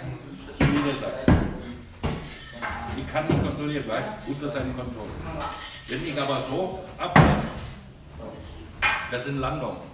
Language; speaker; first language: German; non-native, learner; Thai